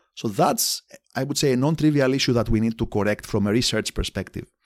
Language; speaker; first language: English; non-native, fluent; Greek